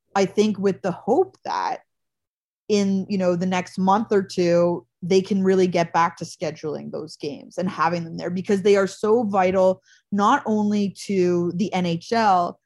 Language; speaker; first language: English; native; English